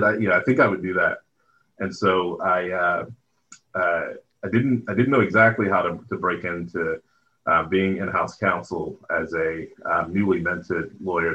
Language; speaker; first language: English; native; English